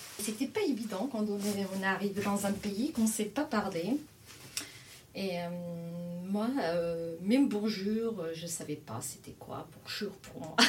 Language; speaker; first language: French; non-native, fluent; Portuguese